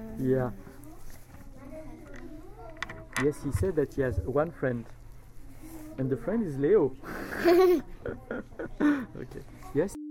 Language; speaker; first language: English; non-native, fluent; French